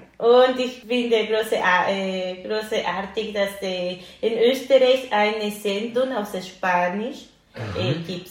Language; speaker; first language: German; non-native, learner; Spanish